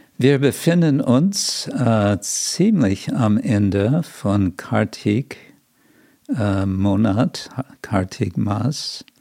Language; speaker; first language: German; non-native, fluent; English